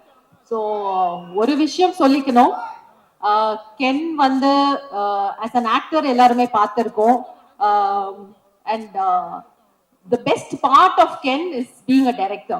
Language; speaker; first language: Tamil; native; Tamil